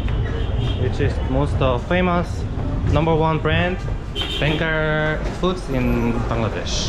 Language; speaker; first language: English; non-native, fluent; Korean